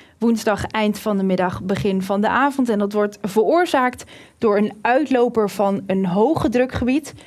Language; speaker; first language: Dutch; native; Dutch